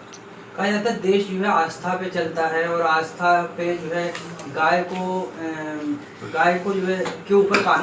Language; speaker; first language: Urdu; native; Urdu